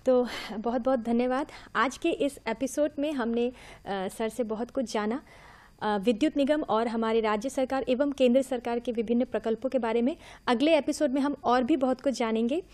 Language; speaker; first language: Hindi; non-native, local second language; Bangla